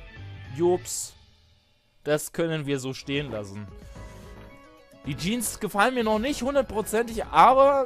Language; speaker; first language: German; native; German